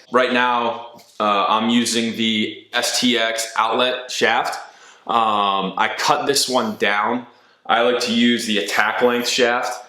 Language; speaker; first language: English; native; English